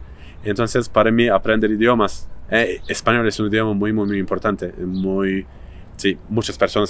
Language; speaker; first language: Spanish; non-native, learner; Turkish